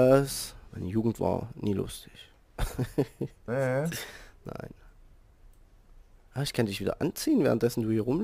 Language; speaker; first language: German; native; German